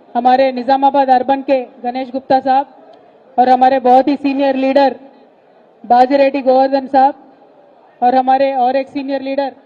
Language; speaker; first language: Hindi; non-native, local second language; Telugu